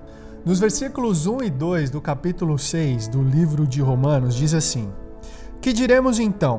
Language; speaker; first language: Portuguese; native; Portuguese